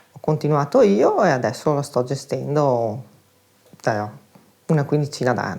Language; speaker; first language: Italian; early bilingual, heritage; Italian